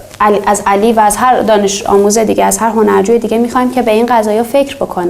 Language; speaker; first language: Persian; native; Persian